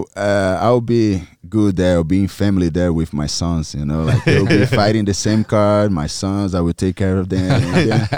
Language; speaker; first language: English; non-native, fluent; Portuguese